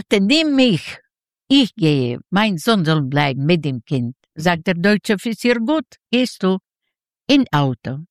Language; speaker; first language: German; non-native, learner; Yiddish